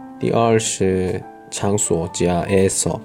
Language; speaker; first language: Chinese; non-native, learner; Korean